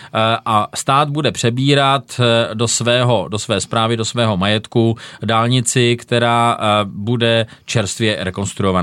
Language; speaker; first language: Czech; native; Czech